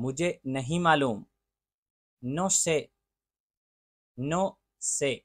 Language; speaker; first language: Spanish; non-native, learner; Urdu